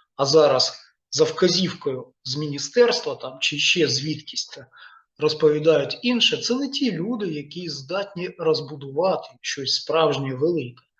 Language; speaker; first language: Ukrainian; non-native, local second language; Russian